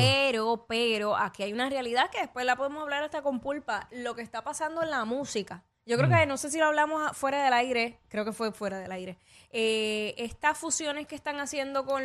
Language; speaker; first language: Spanish; native; Spanish